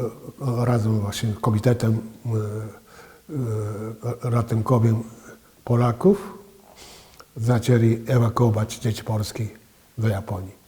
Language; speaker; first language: Polish; non-native, fluent; Japanese